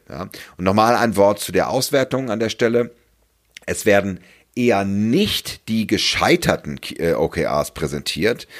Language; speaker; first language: German; native; German